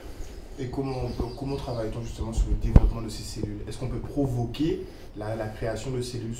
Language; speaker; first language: French; native; French